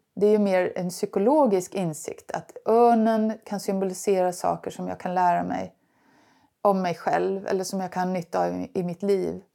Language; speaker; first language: Swedish; native; Swedish